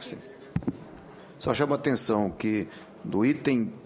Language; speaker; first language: Portuguese; native; Portuguese